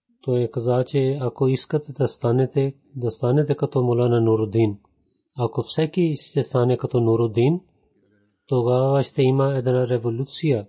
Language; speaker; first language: Bulgarian; non-native, fluent; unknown